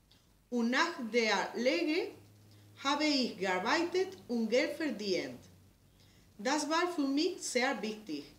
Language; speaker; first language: German; non-native, learner; Spanish